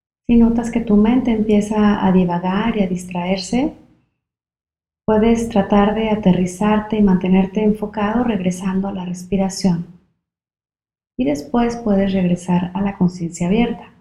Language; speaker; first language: Spanish; native; Spanish